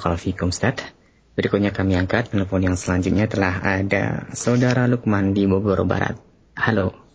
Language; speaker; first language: Indonesian; native; Indonesian